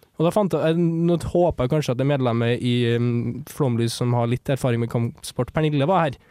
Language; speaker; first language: Norwegian; native; Norwegian